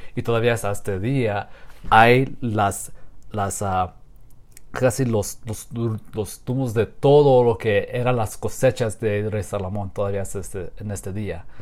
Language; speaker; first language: Spanish; non-native, learner; English